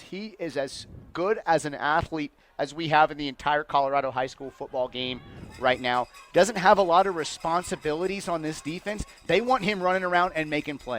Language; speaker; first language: English; native; English